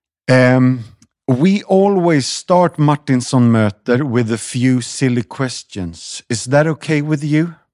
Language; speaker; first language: English; non-native, fluent; Swedish